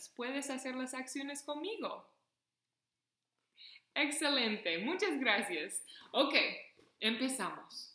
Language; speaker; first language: Spanish; non-native, fluent; English